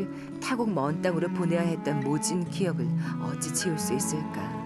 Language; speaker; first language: Korean; native; Korean